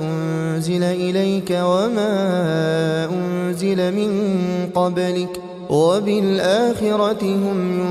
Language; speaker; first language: Arabic; native; Arabic